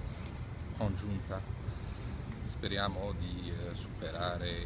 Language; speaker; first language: Italian; non-native, fluent; Arabic